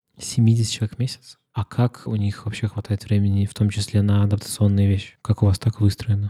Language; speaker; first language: Russian; native; Russian